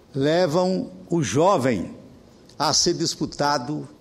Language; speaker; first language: Portuguese; native; Portuguese